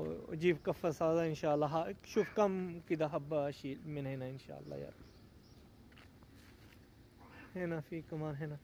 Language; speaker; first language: Arabic; non-native, learner; Urdu